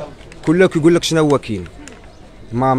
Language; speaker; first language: Arabic; native; Arabic